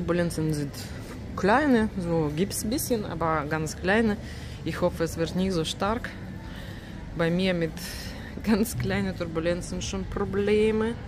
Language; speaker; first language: German; non-native, learner; Russian